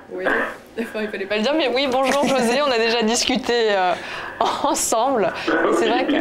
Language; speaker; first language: French; native; French